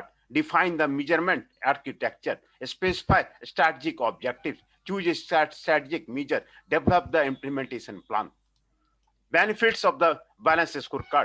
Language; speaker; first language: English; non-native, local second language; Hindi